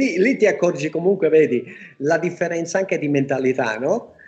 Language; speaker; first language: Italian; native; Italian